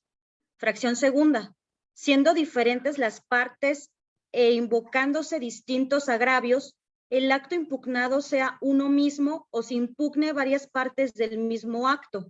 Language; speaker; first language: Spanish; native; Spanish